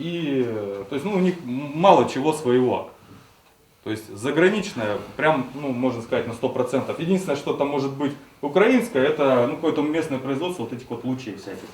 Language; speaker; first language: Russian; native; Russian